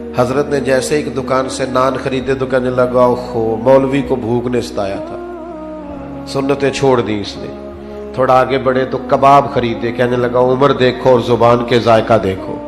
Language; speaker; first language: Urdu; non-native, local second language; Punjabi